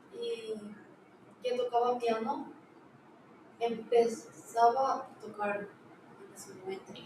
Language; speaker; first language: Spanish; non-native, learner; Korean